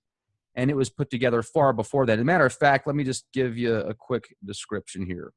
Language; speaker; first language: English; native; English